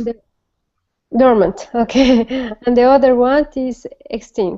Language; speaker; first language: English; non-native, learner; Spanish